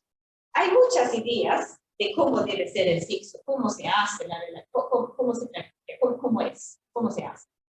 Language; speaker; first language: Spanish; non-native, fluent; Swedish